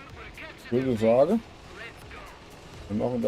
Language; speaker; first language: German; native; German